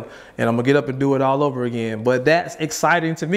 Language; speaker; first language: English; native; English